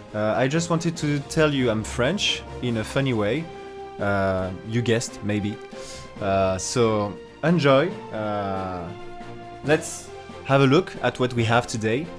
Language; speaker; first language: English; non-native, fluent; French